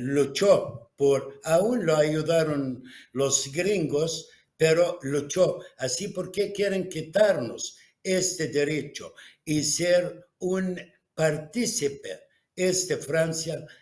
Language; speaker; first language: Spanish; non-native, fluent; Arabic